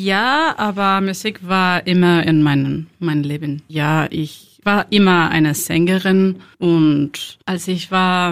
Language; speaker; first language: German; non-native, learner; Spanish